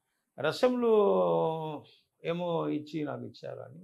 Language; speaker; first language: Telugu; non-native, learner; Tamil